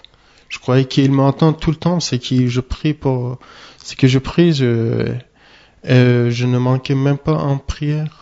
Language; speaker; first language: French; non-native, learner; Arabic